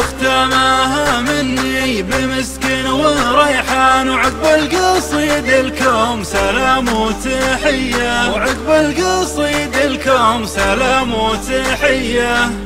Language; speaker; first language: Arabic; native; Arabic